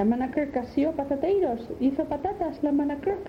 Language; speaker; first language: Spanish; native; Spanish